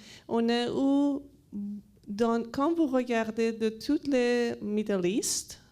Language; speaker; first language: French; non-native, learner; Persian